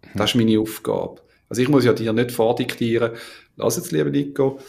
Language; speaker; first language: German; native; German